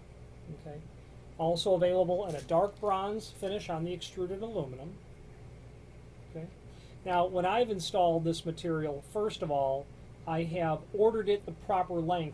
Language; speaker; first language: English; native; English